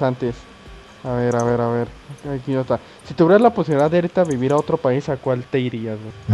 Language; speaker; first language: Spanish; native; Spanish